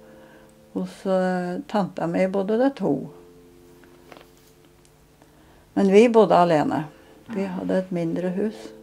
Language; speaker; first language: Norwegian; native; Norwegian